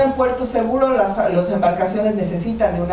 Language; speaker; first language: Spanish; native; Spanish